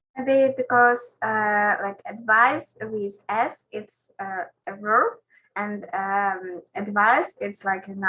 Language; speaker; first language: English; non-native, learner; Ukrainian